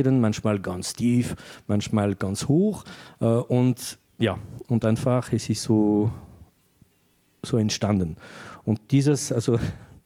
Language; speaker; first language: German; non-native, fluent; French